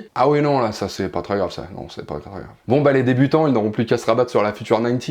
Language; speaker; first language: French; native; French